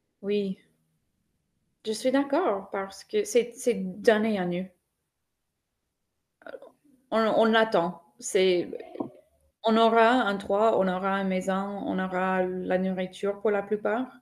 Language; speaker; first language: French; non-native, fluent; English